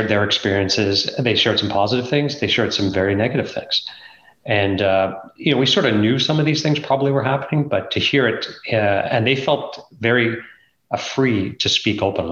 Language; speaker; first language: English; native; English